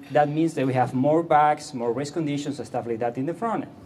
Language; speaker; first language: English; non-native, fluent; Catalan